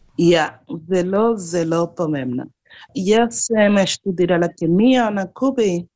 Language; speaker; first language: Slovenian; non-native, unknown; Spanish